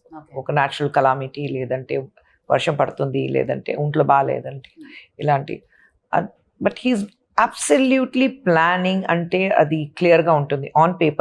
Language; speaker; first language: Telugu; non-native, local second language; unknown